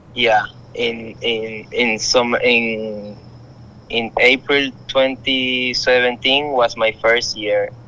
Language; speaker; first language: English; non-native, learner; Spanish